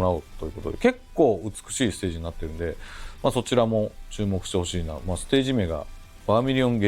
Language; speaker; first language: Japanese; native; Japanese